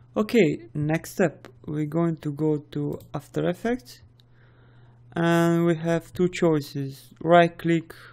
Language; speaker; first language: English; non-native, fluent; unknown